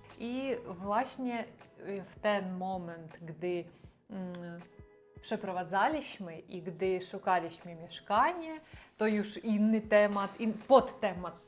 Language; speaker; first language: Polish; non-native, learner; Russian